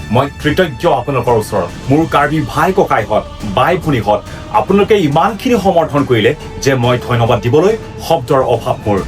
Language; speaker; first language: Assamese; non-native, local second language; Karbi